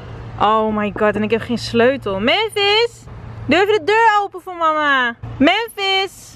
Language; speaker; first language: Dutch; native; Dutch